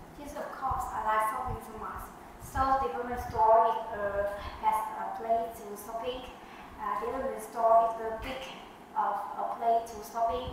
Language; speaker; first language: English; non-native, learner; Vietnamese